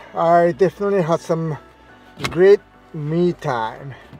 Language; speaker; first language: English; non-native, fluent; Japanese